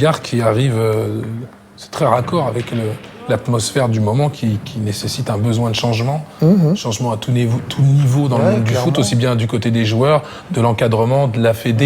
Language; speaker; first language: French; native; French